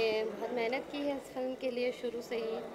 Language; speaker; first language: Hindi; native; Hindi